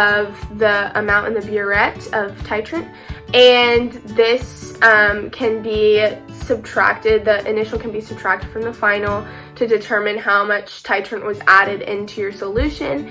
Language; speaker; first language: English; native; English